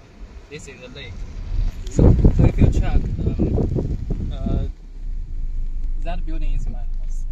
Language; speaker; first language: English; non-native, learner; Chinese